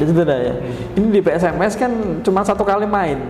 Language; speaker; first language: Indonesian; native; Indonesian